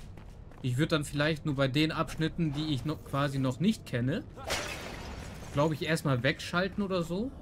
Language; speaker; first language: German; native; German